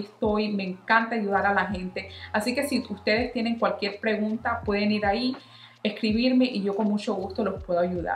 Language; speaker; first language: Spanish; non-native, fluent; English